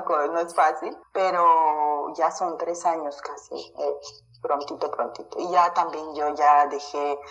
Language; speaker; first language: Spanish; native; Spanish